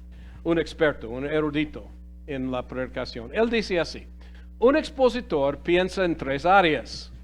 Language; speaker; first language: Spanish; non-native, fluent; English